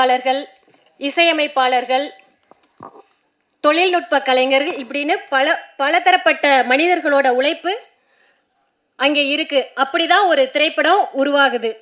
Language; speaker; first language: Tamil; native; Tamil